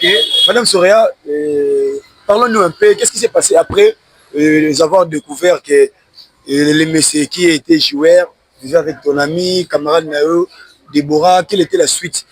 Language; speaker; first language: French; non-native, local second language; Lingala